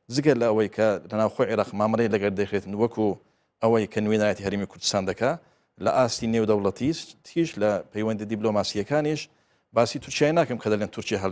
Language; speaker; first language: Central Kurdish; non-native, local second language; Turkish